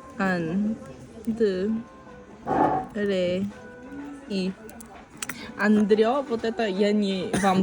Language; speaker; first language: Russian; non-native, learner; Korean